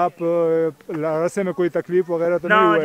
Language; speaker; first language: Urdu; non-native, local second language; Pashto